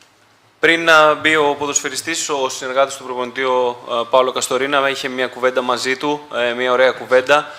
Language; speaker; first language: Greek; native; Greek